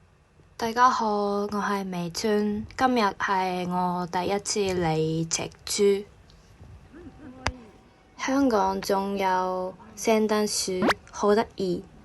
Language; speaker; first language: Cantonese; non-native, learner; Japanese